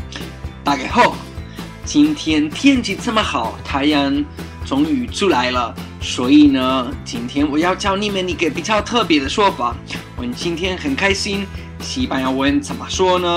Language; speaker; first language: Chinese; non-native, fluent; Spanish